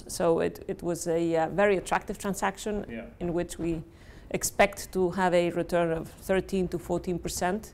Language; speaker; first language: English; non-native, fluent; Spanish